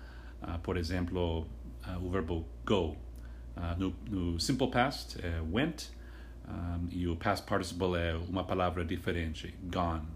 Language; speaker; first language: Portuguese; non-native, fluent; English